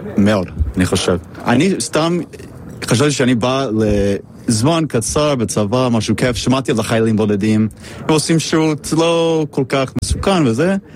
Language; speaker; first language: Hebrew; non-native, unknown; English